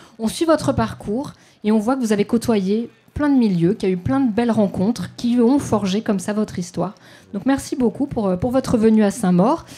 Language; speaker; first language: French; native; French